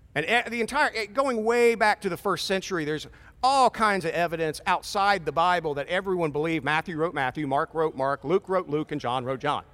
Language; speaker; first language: English; native; English